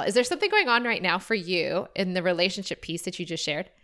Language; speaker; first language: English; native; English